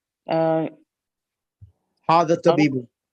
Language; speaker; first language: Arabic; non-native, fluent; English